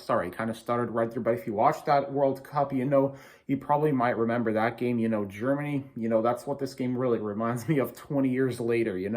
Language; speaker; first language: English; native; English